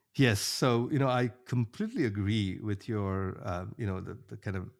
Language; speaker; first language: English; non-native, local second language; Bangla